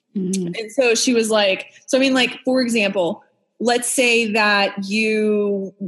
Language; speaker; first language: English; native; English